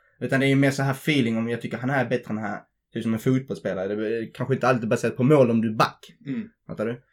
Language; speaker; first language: Swedish; early bilingual, other home language; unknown